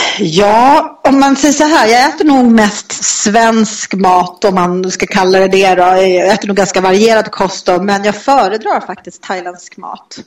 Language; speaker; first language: Swedish; native; Swedish